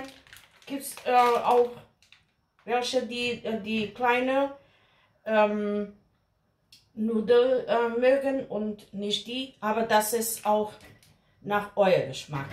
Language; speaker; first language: German; non-native, fluent; Portuguese